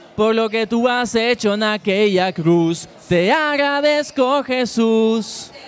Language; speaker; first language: Spanish; native; Spanish